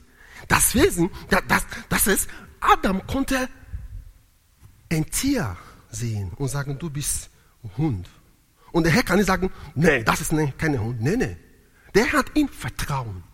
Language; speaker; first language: German; non-native, learner; Italian